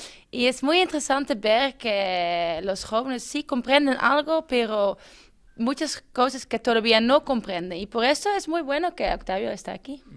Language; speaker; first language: Spanish; non-native, fluent; Dutch